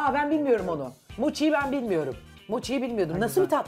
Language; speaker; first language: Turkish; native; Turkish